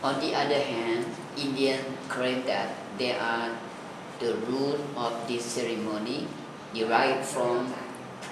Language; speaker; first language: English; non-native, learner; Thai